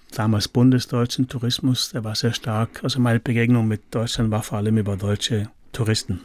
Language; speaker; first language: German; native; German